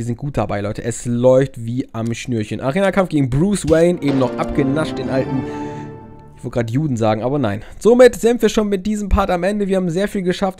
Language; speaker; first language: German; native; German